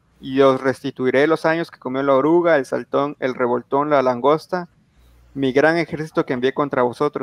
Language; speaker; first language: Spanish; native; Spanish